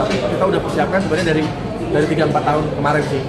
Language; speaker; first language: Indonesian; native; Indonesian